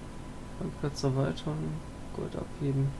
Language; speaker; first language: German; native; German